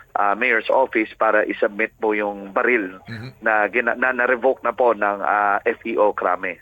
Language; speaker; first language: Filipino; native; Filipino